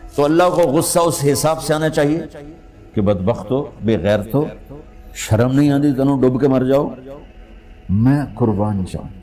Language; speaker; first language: Urdu; non-native, local second language; Punjabi